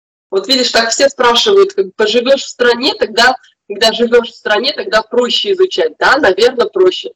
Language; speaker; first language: Russian; native; Russian